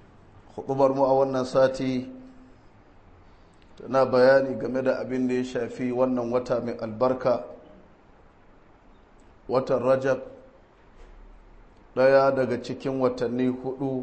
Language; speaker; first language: Arabic; non-native, fluent; Hausa